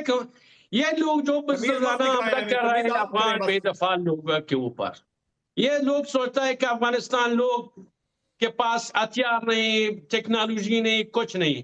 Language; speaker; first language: Hindi; non-native, learner; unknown